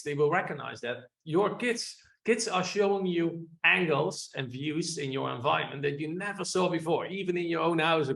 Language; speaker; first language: English; non-native, fluent; Dutch